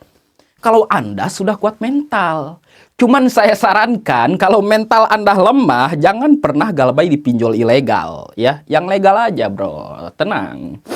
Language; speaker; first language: Indonesian; native; Indonesian